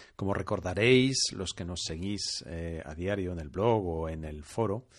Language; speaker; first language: Spanish; non-native, fluent; French